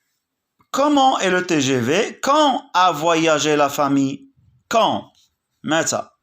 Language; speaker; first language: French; non-native, local second language; Arabic